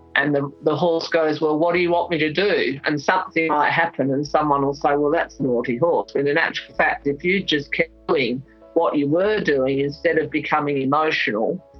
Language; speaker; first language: English; native; English